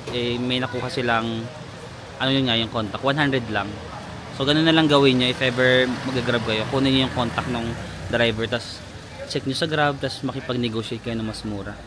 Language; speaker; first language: Filipino; native; Filipino